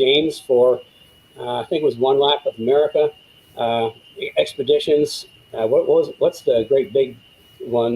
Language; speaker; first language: English; native; English